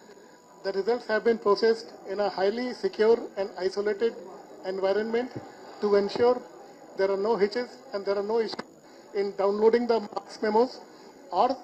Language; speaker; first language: English; non-native, local second language; Telugu